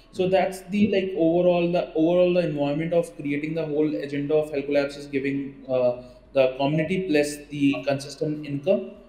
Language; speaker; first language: English; non-native, local second language; Hindi